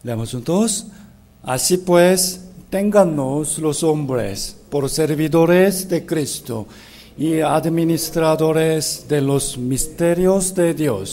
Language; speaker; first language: Spanish; non-native, fluent; Korean